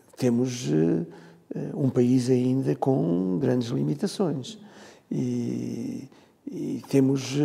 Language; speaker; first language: Portuguese; native; Portuguese